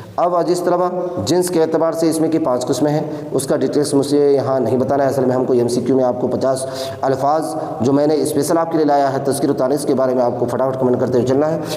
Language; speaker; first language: Urdu; native; Urdu